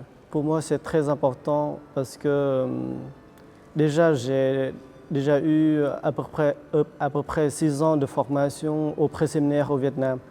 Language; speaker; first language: French; non-native, fluent; Vietnamese